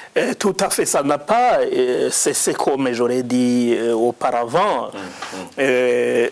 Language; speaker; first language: French; non-native, local second language; Rundi